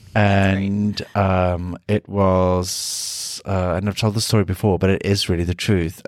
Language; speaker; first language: English; native; English